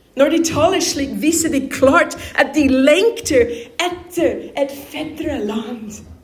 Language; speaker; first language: Norwegian; non-native, fluent; English